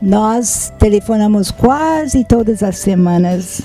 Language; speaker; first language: Portuguese; non-native, fluent; English